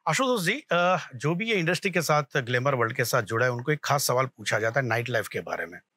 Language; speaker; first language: Hindi; non-native, local second language; Gujarati